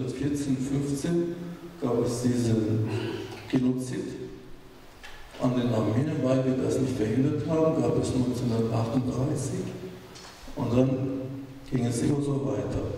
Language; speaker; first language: German; non-native, fluent; Turkish